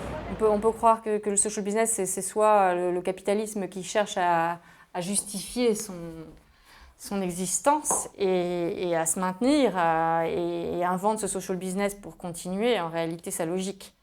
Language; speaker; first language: French; native; French